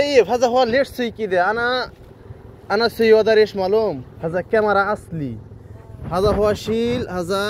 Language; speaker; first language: Arabic; non-native, learner; Bangla